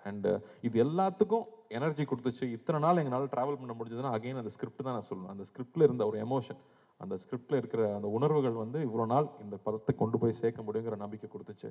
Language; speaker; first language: Tamil; native; Tamil